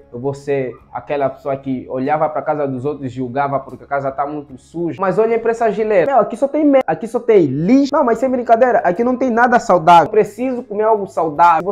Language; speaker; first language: Portuguese; native; Portuguese